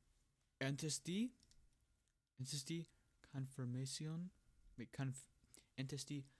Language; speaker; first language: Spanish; non-native, learner; English